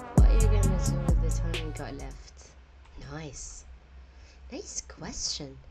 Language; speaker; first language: English; non-native, fluent; Arabic